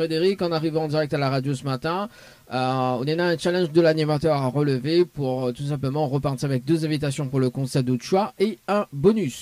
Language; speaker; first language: French; native; French